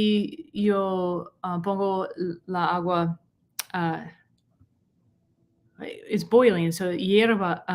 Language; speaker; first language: Spanish; non-native, learner; English